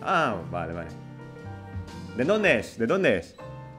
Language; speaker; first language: Spanish; non-native, fluent; Indonesian